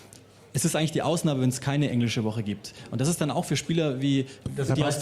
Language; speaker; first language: German; native; German